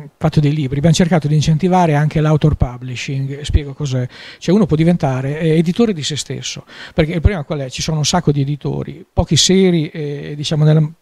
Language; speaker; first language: Italian; native; Italian